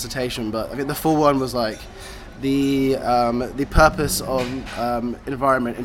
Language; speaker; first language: English; native; English